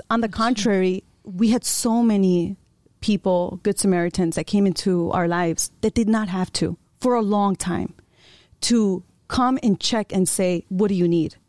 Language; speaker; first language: English; early bilingual, other home language; Spanish